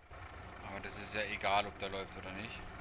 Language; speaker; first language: German; native; German